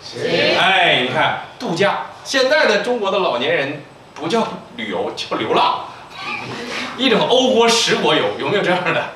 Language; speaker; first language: Chinese; native; Chinese